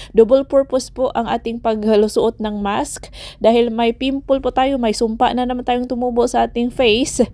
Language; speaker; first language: Filipino; non-native, local second language; Cebuano